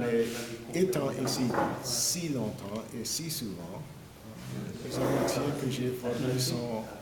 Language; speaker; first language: French; non-native, fluent; English